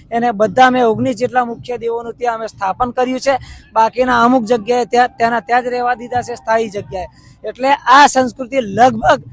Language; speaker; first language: Gujarati; non-native, local second language; Rathawi